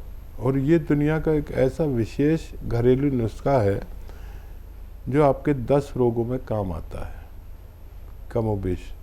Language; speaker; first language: Hindi; native; Hindi